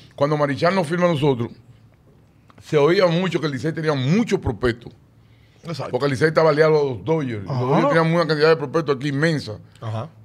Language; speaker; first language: Spanish; native; Spanish